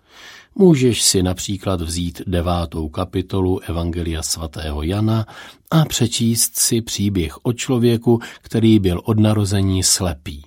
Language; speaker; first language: Czech; native; Czech